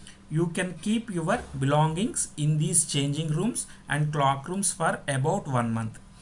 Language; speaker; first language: English; non-native, local second language; Telugu